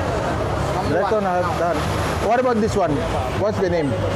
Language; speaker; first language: English; non-native, learner; Indonesian